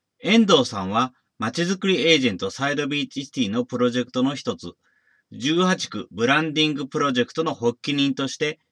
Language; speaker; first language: Japanese; native; Japanese